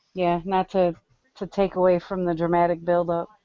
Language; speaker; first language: English; native; English